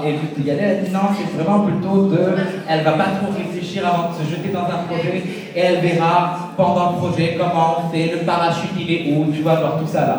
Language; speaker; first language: French; native; French